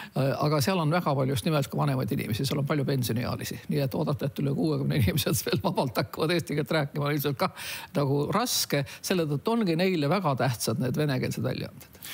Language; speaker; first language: Estonian; non-native, local second language; Russian